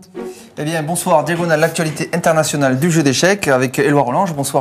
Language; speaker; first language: French; native; French